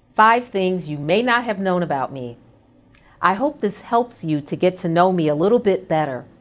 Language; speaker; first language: English; native; English